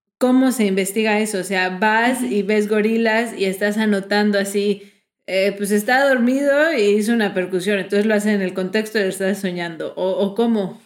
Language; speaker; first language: Spanish; native; Spanish